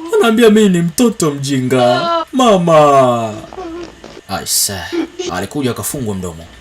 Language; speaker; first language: Swahili; native; Swahili